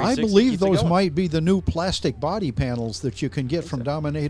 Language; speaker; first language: English; native; English